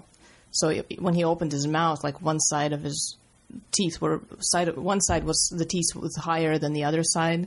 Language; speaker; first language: English; non-native, fluent; Russian